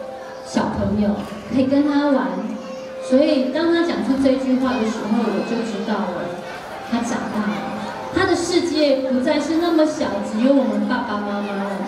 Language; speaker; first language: Chinese; native; Chinese